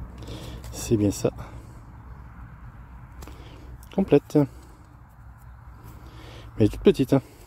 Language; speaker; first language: French; native; French